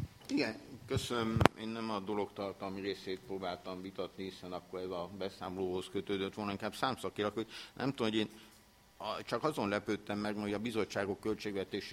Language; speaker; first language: Hungarian; native; Hungarian